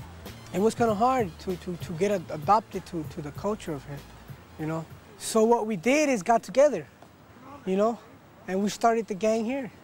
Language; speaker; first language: English; early bilingual, other home language; Spanish